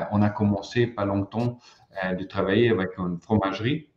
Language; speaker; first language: French; non-native, fluent; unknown